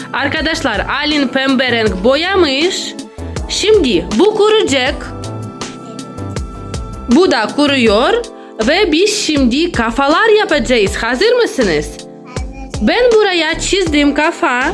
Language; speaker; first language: Turkish; non-native, learner; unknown